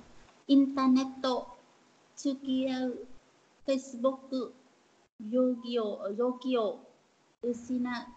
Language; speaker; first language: Japanese; non-native, learner; Vietnamese